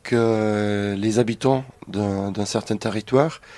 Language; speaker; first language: French; non-native, fluent; German